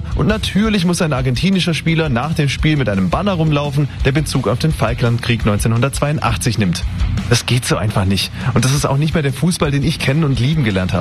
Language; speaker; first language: German; native; German